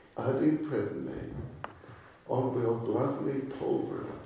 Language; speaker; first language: Russian; non-native, learner; English